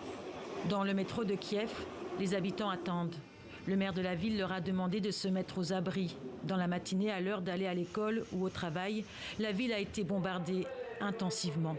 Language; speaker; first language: French; native; French